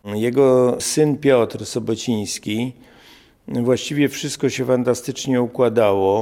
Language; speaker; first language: Polish; native; Polish